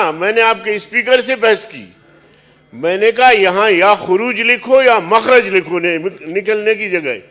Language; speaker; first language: Urdu; non-native, local second language; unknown